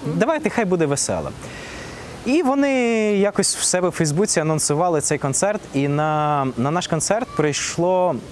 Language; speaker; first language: Ukrainian; non-native, local second language; Russian